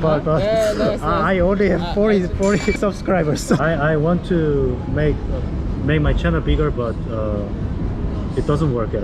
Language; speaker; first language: English; non-native, learner; Korean